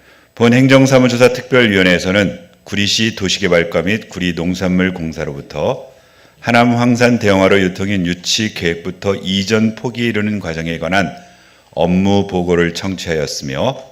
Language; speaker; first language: Korean; native; Korean